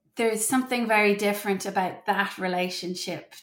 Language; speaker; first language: English; native; English